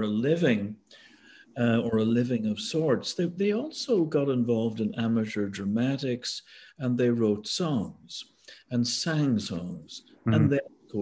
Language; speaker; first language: English; native; English